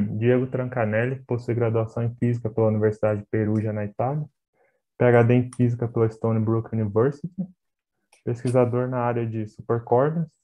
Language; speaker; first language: Portuguese; native; Portuguese